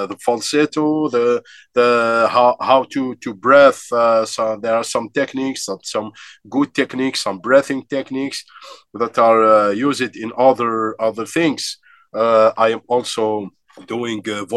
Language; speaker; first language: English; non-native, fluent; Arabic